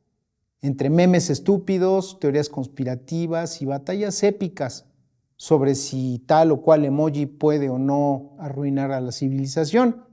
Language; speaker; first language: Spanish; native; Spanish